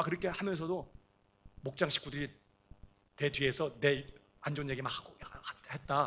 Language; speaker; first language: Korean; native; Korean